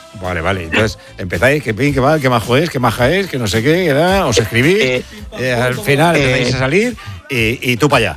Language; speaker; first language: Spanish; native; Spanish